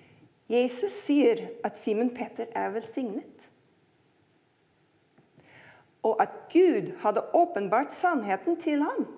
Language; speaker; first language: Norwegian; non-native, fluent; English